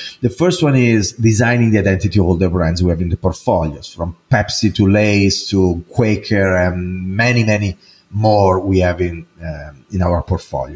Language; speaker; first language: English; non-native, fluent; Italian